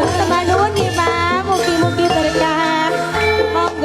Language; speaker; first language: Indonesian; non-native, local second language; Javanese